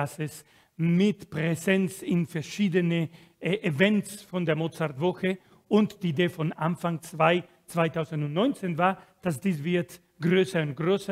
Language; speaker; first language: German; non-native, fluent; Spanish